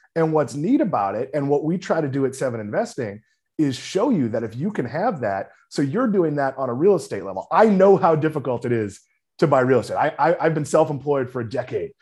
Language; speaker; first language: English; native; English